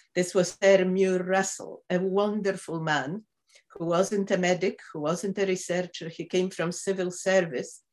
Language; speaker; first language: English; non-native, fluent; Polish